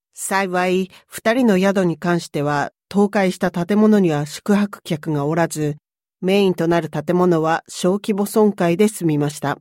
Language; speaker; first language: Japanese; native; Japanese